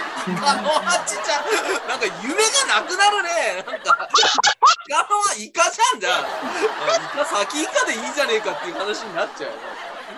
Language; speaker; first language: Japanese; native; Japanese